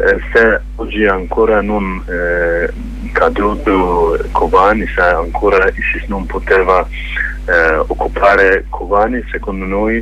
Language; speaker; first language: Italian; non-native, learner; Kurdish